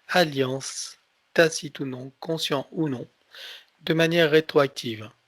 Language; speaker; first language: French; native; French